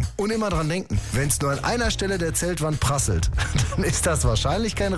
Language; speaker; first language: German; native; German